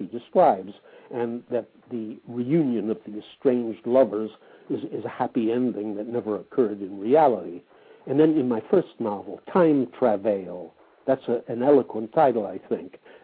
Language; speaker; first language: English; native; English